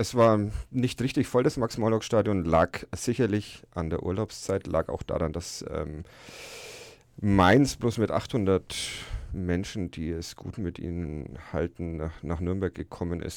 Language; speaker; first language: German; native; German